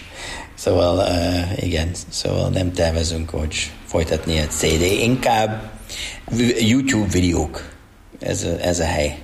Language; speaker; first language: Hungarian; non-native, learner; English